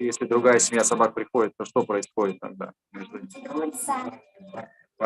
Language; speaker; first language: Russian; native; Russian